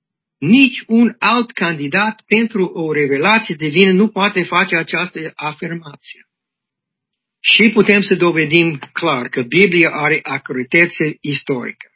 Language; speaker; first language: Romanian; non-native, learner; English